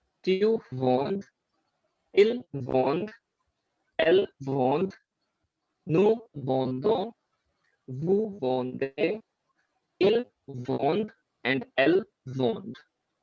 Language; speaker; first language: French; non-native, learner; Hindi